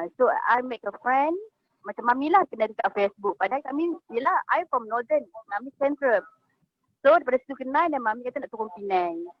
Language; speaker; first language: Malay; native; Malay